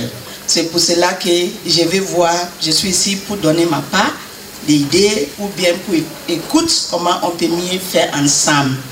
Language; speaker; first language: French; non-native, learner; English